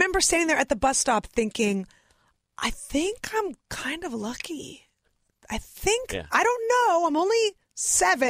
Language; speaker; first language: English; early bilingual, other home language; Russian